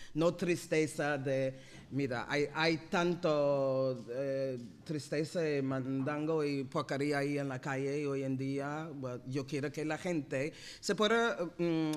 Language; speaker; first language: Spanish; non-native, fluent; English